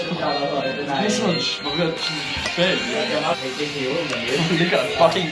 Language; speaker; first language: Danish; native; Danish